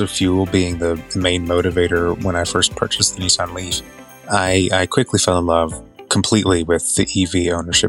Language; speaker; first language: English; native; English